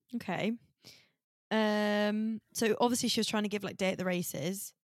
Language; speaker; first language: English; native; English